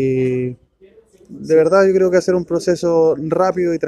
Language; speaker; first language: Spanish; native; Spanish